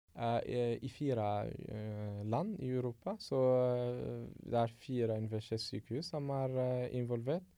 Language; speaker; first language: Norwegian; non-native, fluent; Arabic